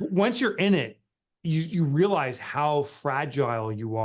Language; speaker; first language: English; native; English